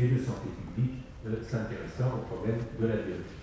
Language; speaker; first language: French; native; French